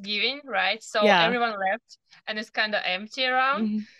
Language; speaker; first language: English; non-native, learner; Ukrainian